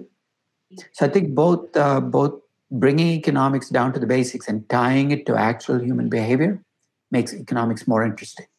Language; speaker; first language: English; non-native, local second language; Tamil